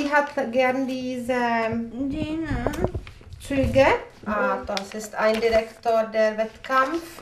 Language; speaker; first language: German; non-native, learner; Czech